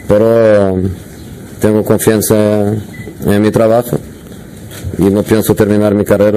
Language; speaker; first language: Spanish; non-native, fluent; Portuguese